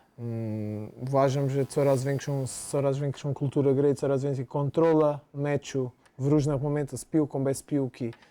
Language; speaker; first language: Polish; non-native, fluent; Portuguese